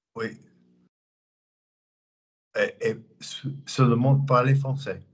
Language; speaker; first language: French; non-native, learner; English